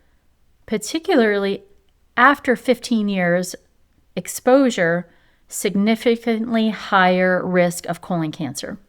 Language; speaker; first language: English; native; English